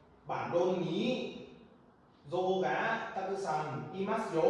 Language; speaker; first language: Japanese; non-native, learner; Vietnamese